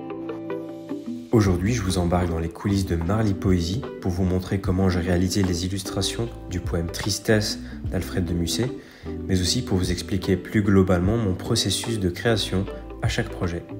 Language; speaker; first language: French; native; French